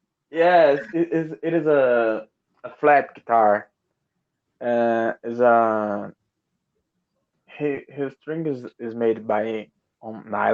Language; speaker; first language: English; non-native, learner; Portuguese